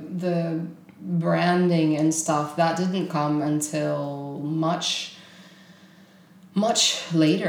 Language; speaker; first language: English; native; English